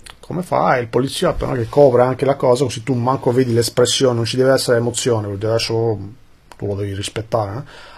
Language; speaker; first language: Italian; early bilingual, other home language; Albanian